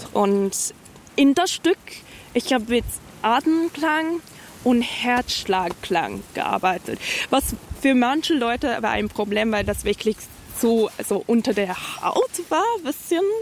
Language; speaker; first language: German; non-native, fluent; English